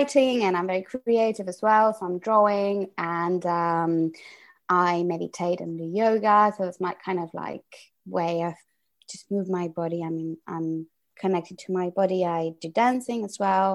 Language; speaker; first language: English; non-native, fluent; Spanish